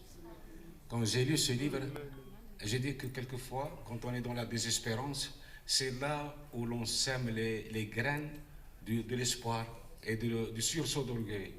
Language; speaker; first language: French; non-native, local second language; Arabic